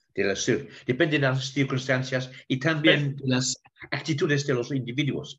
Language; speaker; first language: Spanish; non-native, learner; English